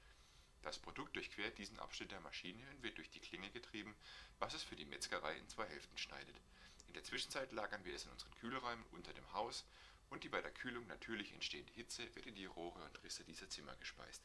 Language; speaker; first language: German; native; German